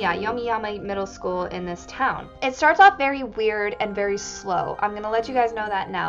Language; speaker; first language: English; native; English